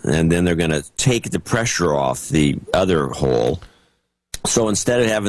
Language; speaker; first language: English; native; English